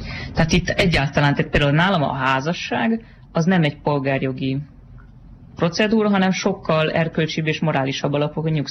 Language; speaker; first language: Hungarian; native; Hungarian